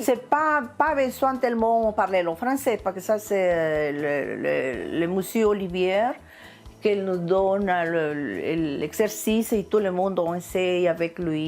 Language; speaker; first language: French; non-native, learner; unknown